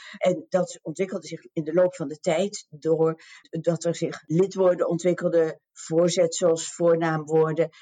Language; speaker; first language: Dutch; native; Dutch